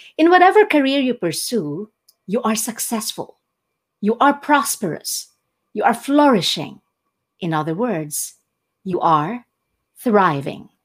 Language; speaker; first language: English; non-native, local second language; Cebuano